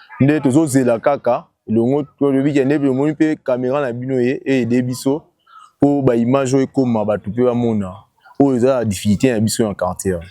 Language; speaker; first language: Lingala; native; Lingala